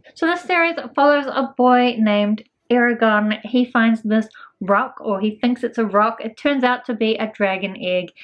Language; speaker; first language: English; native; English